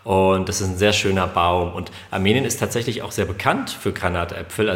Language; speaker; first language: German; early bilingual, other home language; Armenian